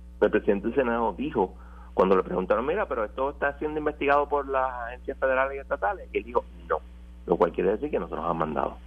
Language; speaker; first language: Spanish; native; Spanish